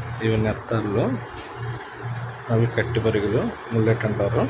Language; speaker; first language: Telugu; native; Telugu